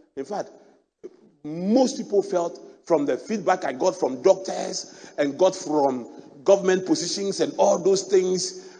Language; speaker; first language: English; non-native, local second language; Akan